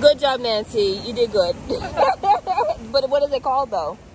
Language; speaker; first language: English; early bilingual, other home language; Spanish